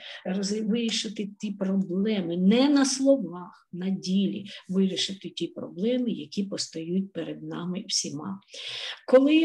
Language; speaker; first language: Ukrainian; native; Ukrainian